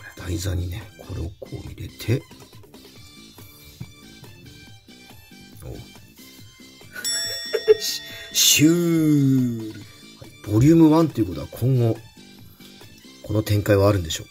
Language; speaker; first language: Japanese; native; Japanese